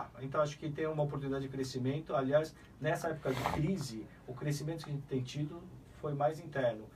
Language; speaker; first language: Portuguese; early bilingual, other home language; Korean